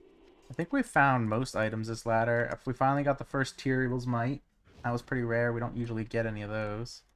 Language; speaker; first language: English; native; English